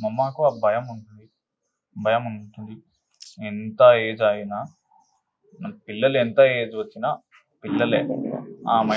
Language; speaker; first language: Telugu; non-native, local second language; Kannada